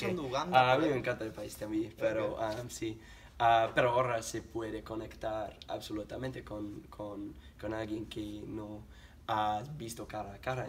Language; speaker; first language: Spanish; non-native, learner; English